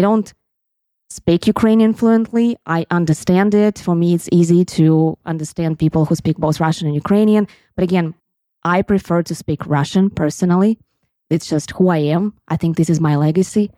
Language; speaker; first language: English; non-native, fluent; Russian